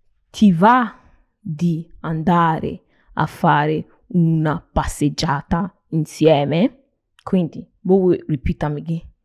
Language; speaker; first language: Italian; non-native, fluent; Nigerian Pidgin